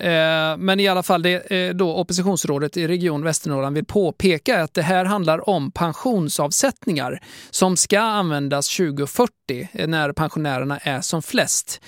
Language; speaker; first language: Swedish; native; Swedish